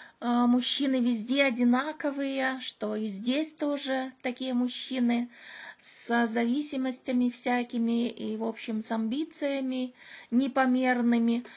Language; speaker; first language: Russian; native; Russian